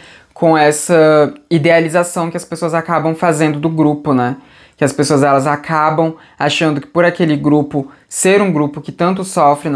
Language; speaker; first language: Portuguese; native; Portuguese